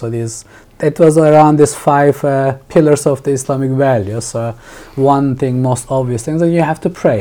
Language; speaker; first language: English; non-native, fluent; Turkish